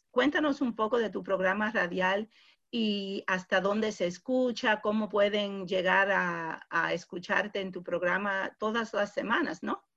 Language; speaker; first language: Spanish; early bilingual, heritage; Spanish